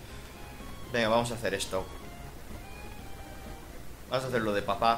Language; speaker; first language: Spanish; native; Spanish